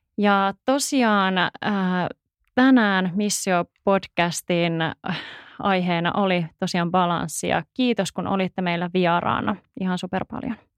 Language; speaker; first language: Finnish; native; Finnish